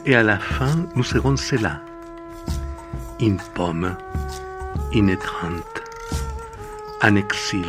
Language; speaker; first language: French; non-native, fluent; Spanish